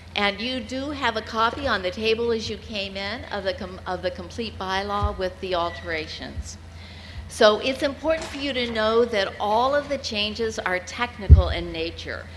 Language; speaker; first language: English; native; English